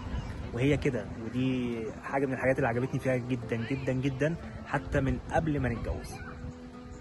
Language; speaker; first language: Arabic; native; Arabic